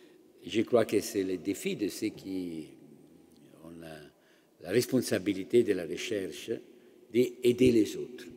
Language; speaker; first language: French; non-native, fluent; Italian